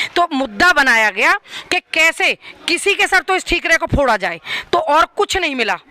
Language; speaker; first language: Hindi; native; Hindi